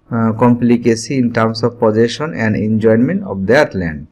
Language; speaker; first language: English; non-native, local second language; Bangla